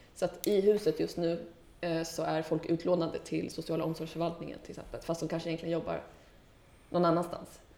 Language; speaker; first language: Swedish; early bilingual, heritage; Swedish